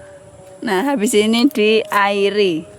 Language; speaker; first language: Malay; non-native, local second language; Javanese